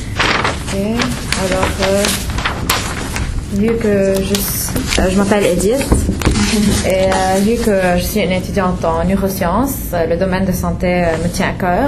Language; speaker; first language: French; non-native, fluent; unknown